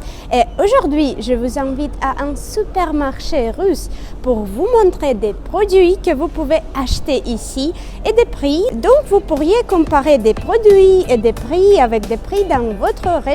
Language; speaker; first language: French; non-native, fluent; Russian